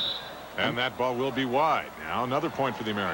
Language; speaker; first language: English; native; English